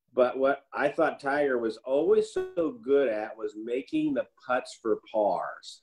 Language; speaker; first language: English; native; English